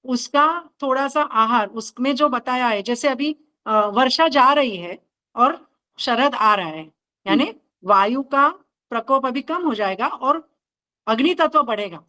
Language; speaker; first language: Hindi; non-native, local second language; Marathi